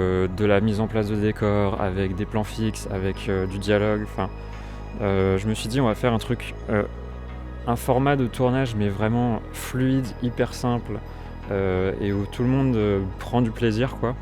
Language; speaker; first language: French; native; French